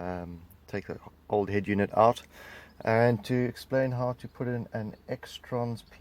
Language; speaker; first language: English; native; English